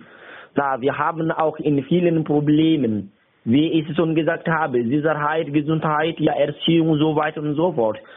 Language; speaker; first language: German; non-native, learner; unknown